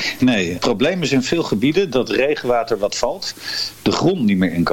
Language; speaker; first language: Dutch; native; Dutch